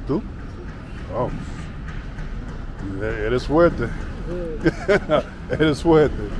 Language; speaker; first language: Spanish; non-native, learner; English